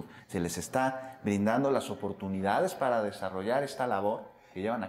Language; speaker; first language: Spanish; native; Spanish